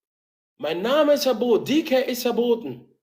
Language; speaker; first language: German; native; German